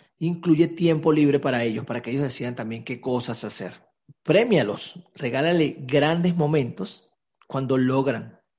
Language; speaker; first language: Spanish; native; Spanish